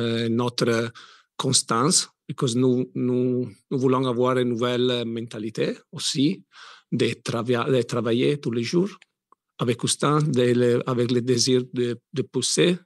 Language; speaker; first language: French; non-native, learner; Italian